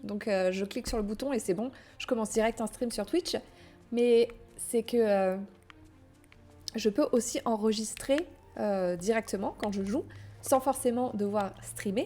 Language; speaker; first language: French; native; French